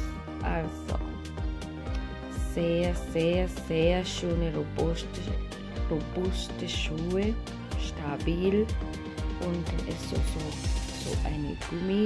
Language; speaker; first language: German; non-native, fluent; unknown